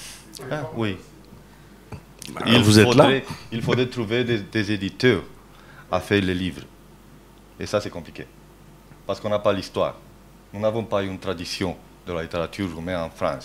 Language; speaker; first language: French; non-native, fluent; Romanian